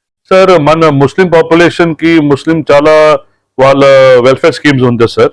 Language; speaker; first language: Telugu; non-native, local second language; Punjabi